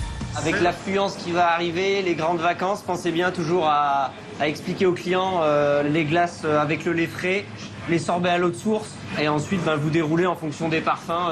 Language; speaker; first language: French; native; French